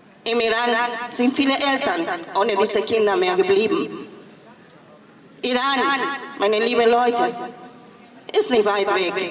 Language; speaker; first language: German; non-native, fluent; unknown